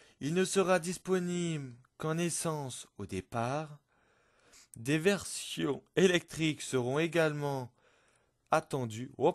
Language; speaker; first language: French; native; French